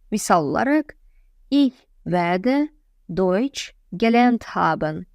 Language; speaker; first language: German; non-native, fluent; Azerbaijani